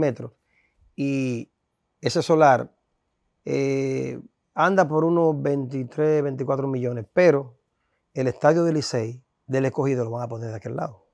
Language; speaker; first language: Spanish; native; Spanish